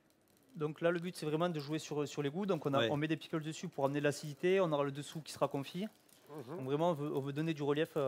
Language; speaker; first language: French; native; French